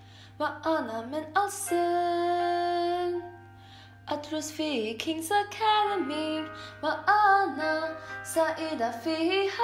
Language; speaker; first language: Arabic; non-native, learner; English